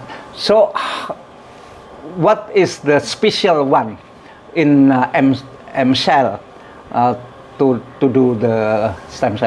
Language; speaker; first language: English; non-native, learner; Indonesian